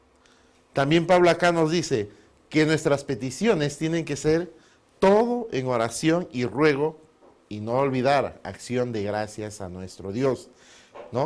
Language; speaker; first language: Spanish; native; Spanish